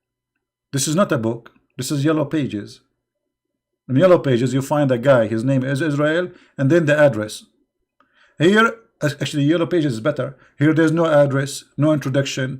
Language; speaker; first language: English; non-native, fluent; Arabic